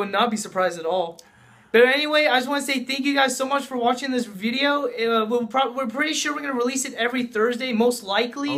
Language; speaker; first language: English; native; English